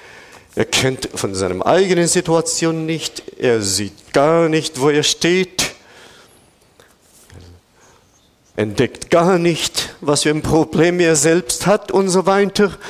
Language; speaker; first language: German; non-native, fluent; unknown